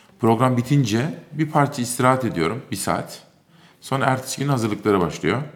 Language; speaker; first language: Turkish; native; Turkish